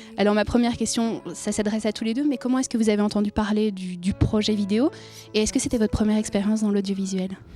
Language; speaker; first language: French; native; French